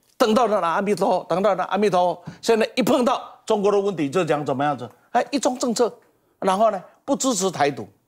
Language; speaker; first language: Chinese; native; Chinese